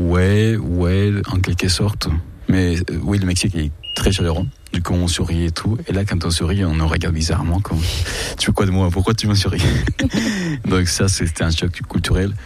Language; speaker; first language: French; non-native, fluent; Spanish